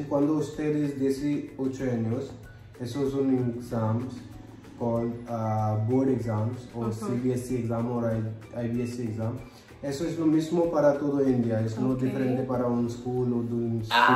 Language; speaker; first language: Spanish; non-native, learner; Hindi